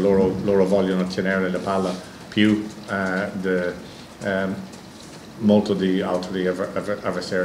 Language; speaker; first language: Italian; non-native, learner; English